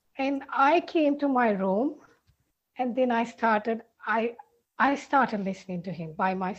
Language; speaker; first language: English; non-native, local second language; Sinhala